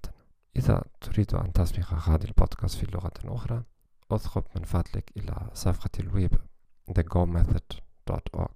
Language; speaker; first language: Arabic; non-native, learner; German